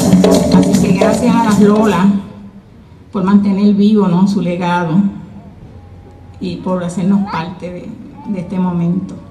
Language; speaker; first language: Spanish; native; Spanish